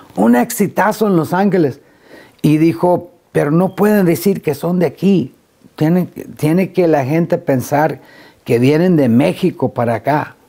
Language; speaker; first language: Spanish; early bilingual, heritage; Spanish